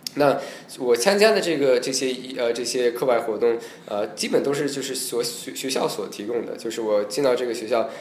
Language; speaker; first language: Chinese; early bilingual, heritage; Chinese